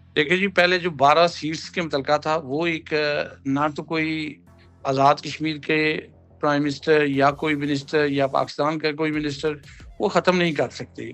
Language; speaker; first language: Urdu; non-native, local second language; Punjabi